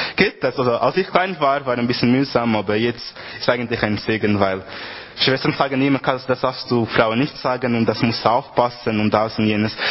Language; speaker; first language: German; non-native, fluent; Portuguese